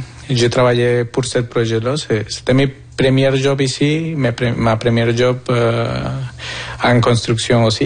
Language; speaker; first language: French; non-native, fluent; Spanish